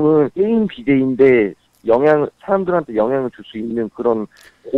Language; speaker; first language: Korean; native; Korean